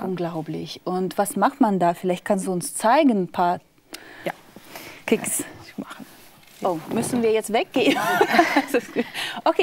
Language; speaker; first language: German; non-native, fluent; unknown